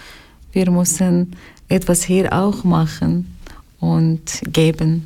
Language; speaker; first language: German; non-native, learner; Arabic